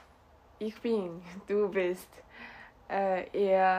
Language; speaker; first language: German; non-native, learner; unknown